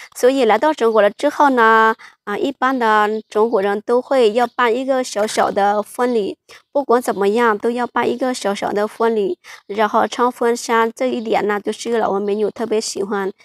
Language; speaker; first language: Chinese; non-native, fluent; Lao